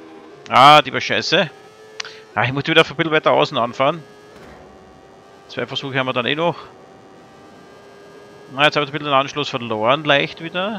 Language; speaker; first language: German; native; German